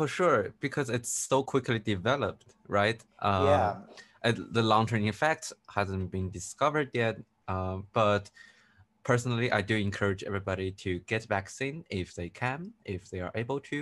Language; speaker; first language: English; non-native, fluent; Chinese